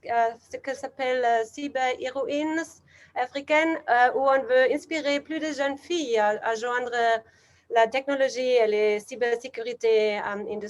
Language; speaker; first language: French; non-native, learner; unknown